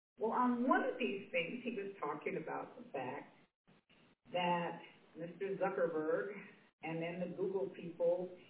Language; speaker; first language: English; native; English